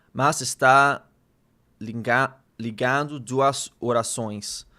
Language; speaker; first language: Portuguese; non-native, learner; English